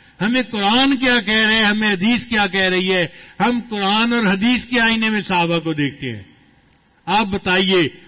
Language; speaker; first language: Urdu; non-native, local second language; Punjabi